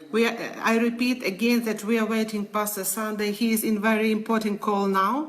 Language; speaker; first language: English; non-native, learner; Ukrainian